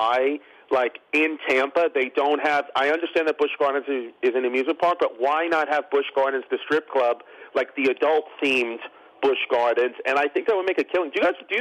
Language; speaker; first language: English; native; English